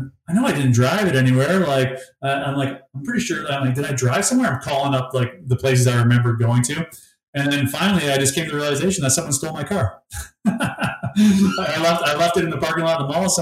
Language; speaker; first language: English; native; English